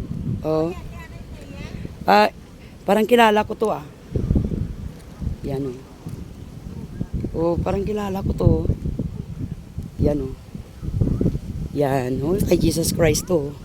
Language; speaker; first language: Filipino; non-native, local second language; Hiligaynon